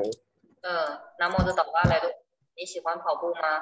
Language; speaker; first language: Chinese; non-native, fluent; Thai